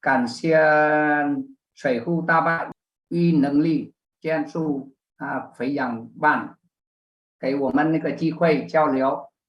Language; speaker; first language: Chinese; non-native, learner; Vietnamese